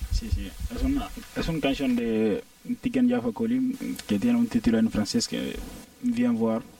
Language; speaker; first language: Spanish; non-native, learner; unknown